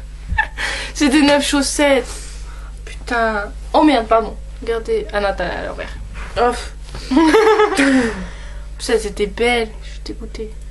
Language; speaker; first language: French; native; French